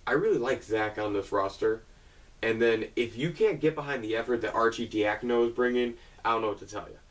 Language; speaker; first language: English; native; English